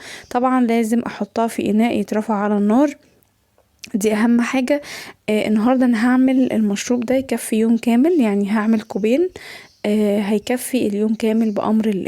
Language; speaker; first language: Arabic; native; Arabic